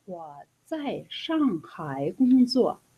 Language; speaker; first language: Chinese; non-native, learner; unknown